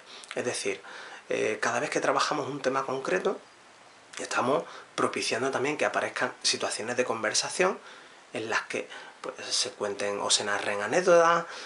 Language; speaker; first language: Spanish; native; Spanish